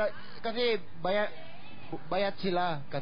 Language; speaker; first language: Filipino; non-native, learner; Korean